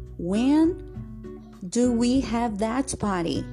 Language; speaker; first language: English; non-native, fluent; Portuguese